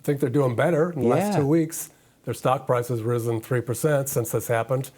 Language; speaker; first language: English; native; English